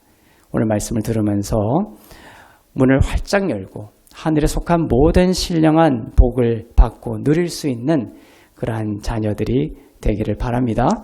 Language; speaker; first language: Korean; native; Korean